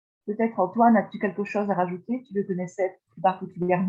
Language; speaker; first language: French; native; French